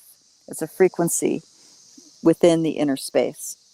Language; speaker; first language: English; native; English